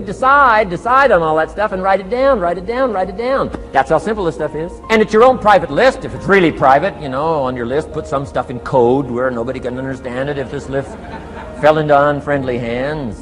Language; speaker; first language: English; native; English